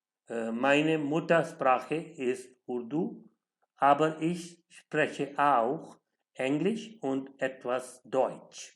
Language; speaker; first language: German; non-native, learner; Urdu